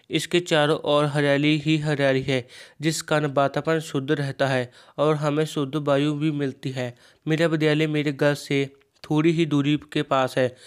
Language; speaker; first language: Hindi; non-native, local second language; Punjabi